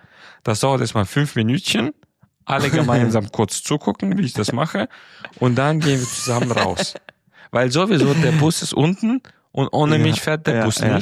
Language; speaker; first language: German; non-native, fluent; Romanian